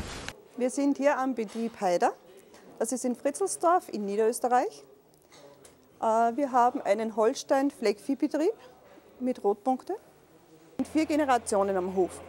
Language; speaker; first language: German; native; German